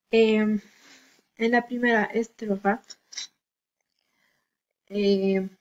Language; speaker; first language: Spanish; native; Spanish